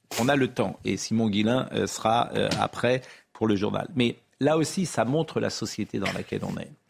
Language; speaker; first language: French; native; French